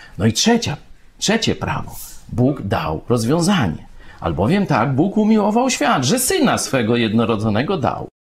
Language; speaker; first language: Polish; native; Polish